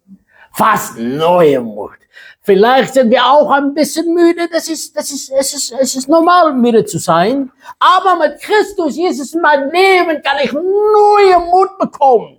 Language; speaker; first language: German; non-native, fluent; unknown